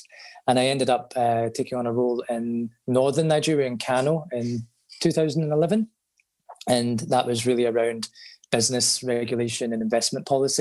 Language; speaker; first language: English; native; English